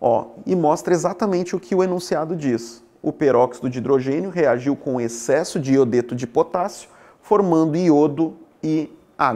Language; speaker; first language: Portuguese; native; Portuguese